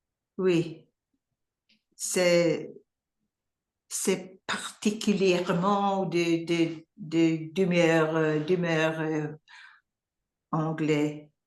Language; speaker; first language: French; non-native, learner; English